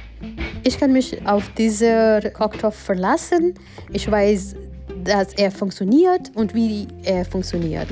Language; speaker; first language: German; non-native, learner; Gujarati